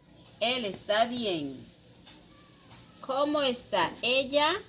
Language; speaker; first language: Spanish; non-native, fluent; French